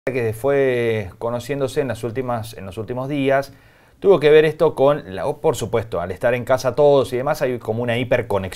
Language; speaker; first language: Spanish; native; Spanish